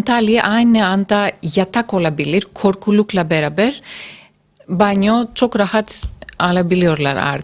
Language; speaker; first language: Turkish; non-native, fluent; Greek